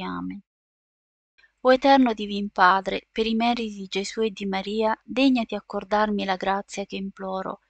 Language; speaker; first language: Italian; native; Italian